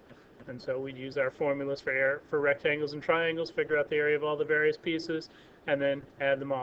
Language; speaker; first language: English; native; English